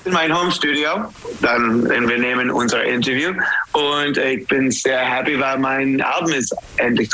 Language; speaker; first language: German; non-native, learner; English